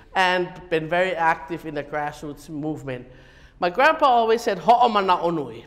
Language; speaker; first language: English; native; English